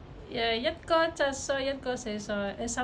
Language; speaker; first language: Cantonese; non-native, learner; Indonesian